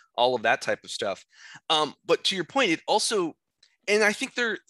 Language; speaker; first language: English; native; English